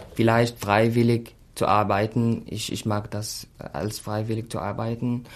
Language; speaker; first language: German; non-native, fluent; Arabic